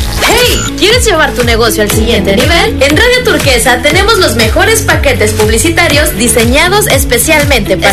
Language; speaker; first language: Spanish; native; Spanish